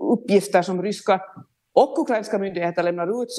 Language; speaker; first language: Swedish; native; Swedish